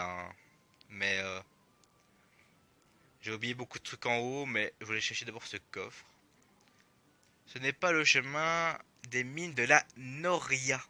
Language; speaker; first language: French; native; French